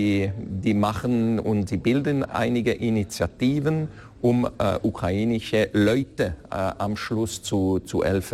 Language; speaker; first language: German; non-native, local second language; French